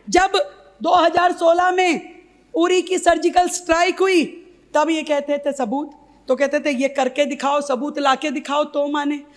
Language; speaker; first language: Hindi; native; Hindi